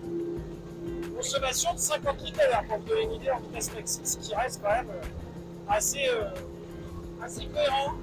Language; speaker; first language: French; native; French